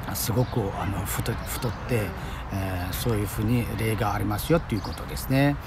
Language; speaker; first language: Japanese; non-native, fluent; Chinese